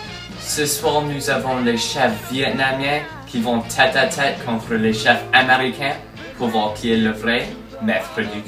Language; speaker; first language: French; non-native, fluent; English